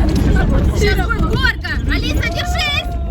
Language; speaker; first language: Russian; native; Russian